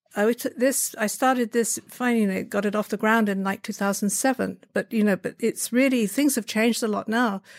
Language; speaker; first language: English; native; English